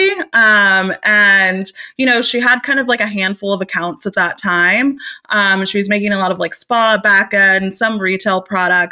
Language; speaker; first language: English; native; English